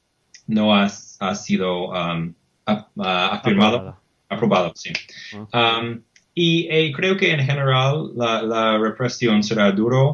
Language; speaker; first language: Spanish; non-native, fluent; English